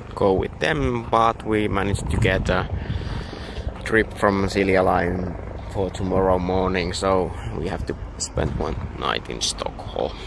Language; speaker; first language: English; non-native, fluent; Finnish